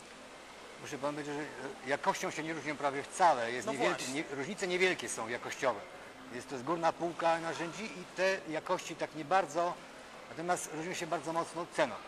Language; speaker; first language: Polish; native; Polish